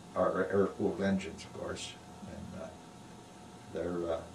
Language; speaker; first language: English; native; English